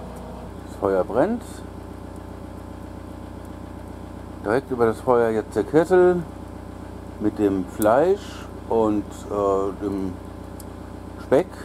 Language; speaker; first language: German; native; German